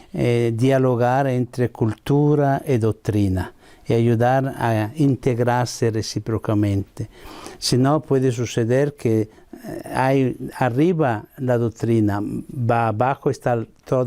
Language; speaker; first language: Spanish; non-native, fluent; Italian